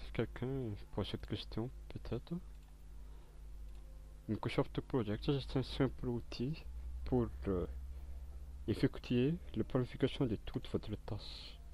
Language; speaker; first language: French; non-native, local second language; Malagasy